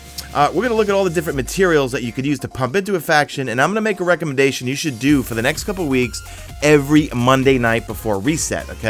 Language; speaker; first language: English; native; English